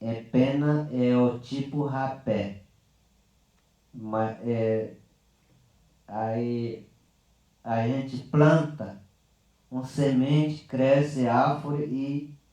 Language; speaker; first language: Portuguese; non-native, local second language; Yanomámi